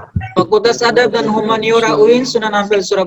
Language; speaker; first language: Malay; native; Malay